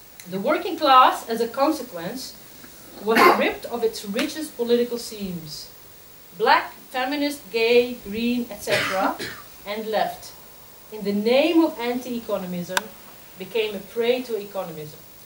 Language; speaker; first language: English; non-native, fluent; Dutch